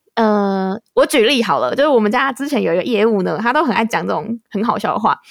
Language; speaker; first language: Chinese; native; Chinese